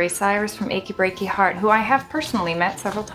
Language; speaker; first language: English; native; English